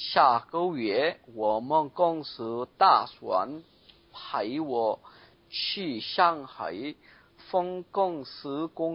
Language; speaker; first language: Chinese; non-native, learner; Korean